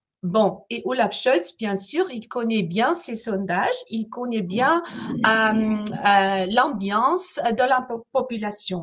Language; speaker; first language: French; non-native, fluent; German